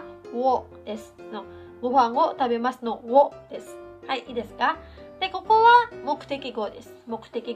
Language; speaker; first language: Japanese; non-native, fluent; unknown